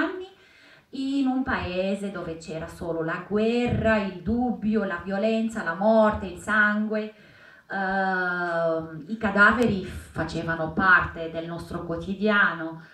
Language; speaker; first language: Italian; non-native, fluent; Arabic